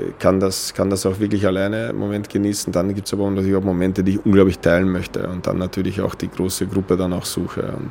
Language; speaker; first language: German; native; German